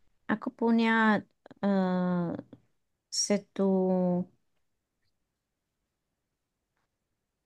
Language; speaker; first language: Indonesian; non-native, learner; English